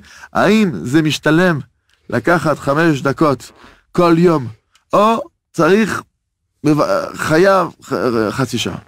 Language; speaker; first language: Hebrew; non-native, fluent; French